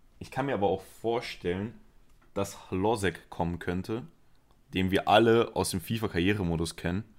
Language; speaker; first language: German; early bilingual, other home language; Spanish